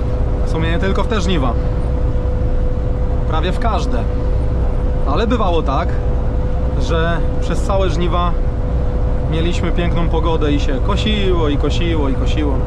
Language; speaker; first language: Polish; native; Polish